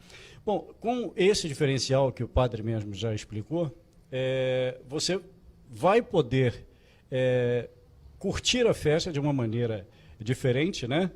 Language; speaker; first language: Portuguese; native; Portuguese